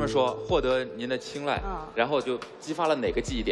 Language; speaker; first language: Chinese; native; Chinese